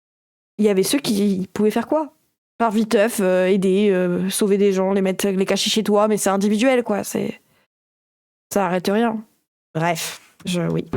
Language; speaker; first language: French; native; French